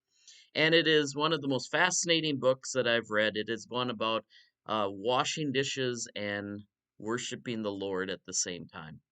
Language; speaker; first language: English; native; English